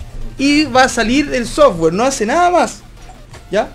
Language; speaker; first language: Spanish; native; Spanish